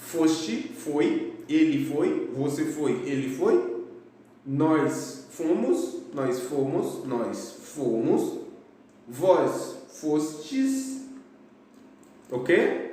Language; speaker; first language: Portuguese; non-native, fluent; Haitian Creole